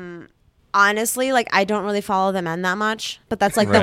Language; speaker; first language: English; early bilingual, other home language; Arabic